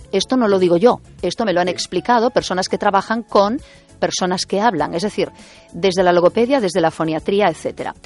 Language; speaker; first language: Spanish; native; Spanish